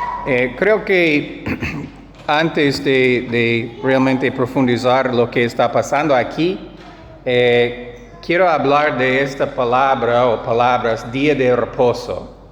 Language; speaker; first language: Spanish; non-native, fluent; English